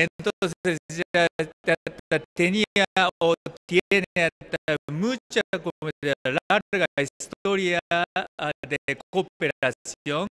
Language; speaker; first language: Spanish; non-native, learner; Japanese